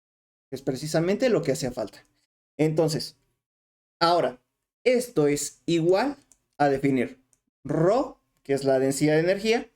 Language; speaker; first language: Spanish; native; Spanish